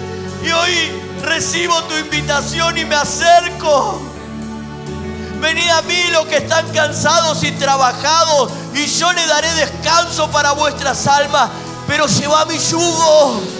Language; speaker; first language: Spanish; native; Spanish